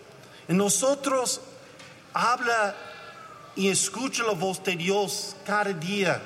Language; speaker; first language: Spanish; non-native, learner; English